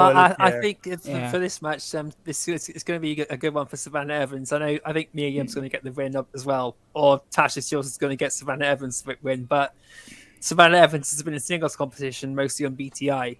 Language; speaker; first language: English; native; English